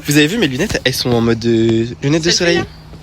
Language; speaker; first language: French; native; French